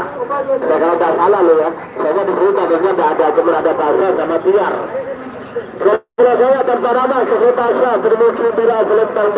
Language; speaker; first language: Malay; non-native, local second language; Madurese